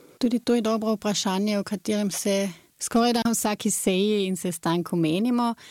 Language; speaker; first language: Slovenian; native; Slovenian